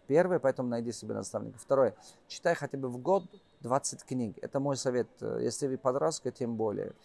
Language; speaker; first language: Russian; non-native, local second language; Tajik